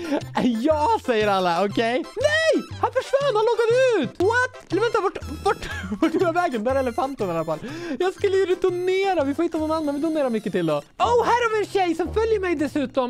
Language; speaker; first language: Swedish; native; Swedish